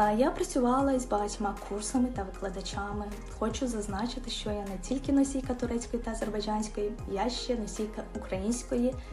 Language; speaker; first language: Ukrainian; non-native, fluent; Azerbaijani